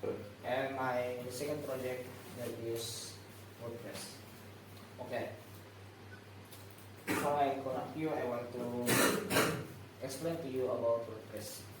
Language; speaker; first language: English; non-native, learner; Indonesian